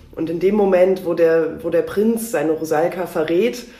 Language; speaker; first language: German; native; German